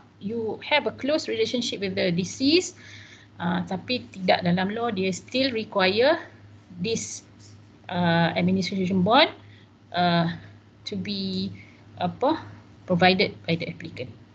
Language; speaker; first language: English; non-native, local second language; Malay